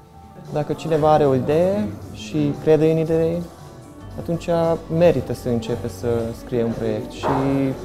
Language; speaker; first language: Romanian; non-native, local second language; Hungarian